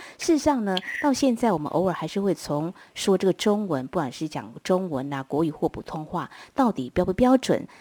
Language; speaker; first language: Chinese; non-native, local second language; Min Nan Chinese